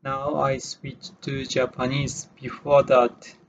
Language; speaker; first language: English; non-native, learner; Japanese